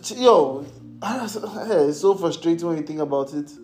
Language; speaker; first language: English; non-native, local second language; Akan